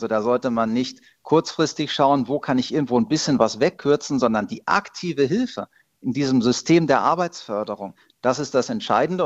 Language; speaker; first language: German; native; German